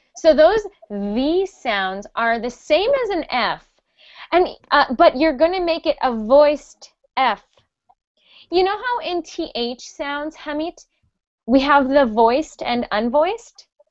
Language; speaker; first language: English; native; English